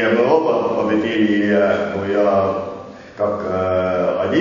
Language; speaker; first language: Russian; non-native, learner; Estonian